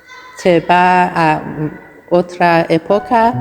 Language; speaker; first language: Spanish; non-native, learner; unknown